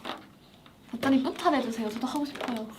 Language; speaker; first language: Korean; native; Korean